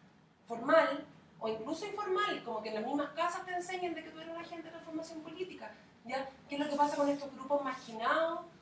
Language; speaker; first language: Spanish; native; Spanish